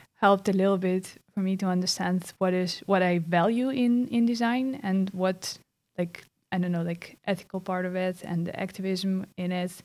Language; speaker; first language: English; non-native, fluent; Russian